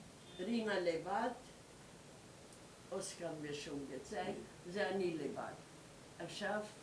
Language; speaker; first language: Hebrew; non-native, learner; German